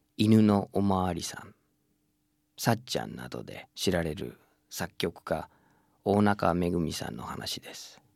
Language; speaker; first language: Japanese; non-native, fluent; English